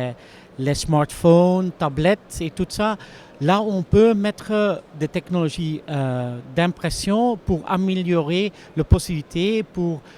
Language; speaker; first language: French; non-native, local second language; Dutch